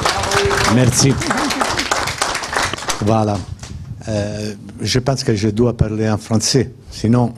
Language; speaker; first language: French; non-native, fluent; Italian